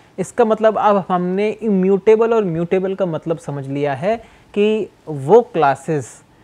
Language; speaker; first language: Hindi; native; Hindi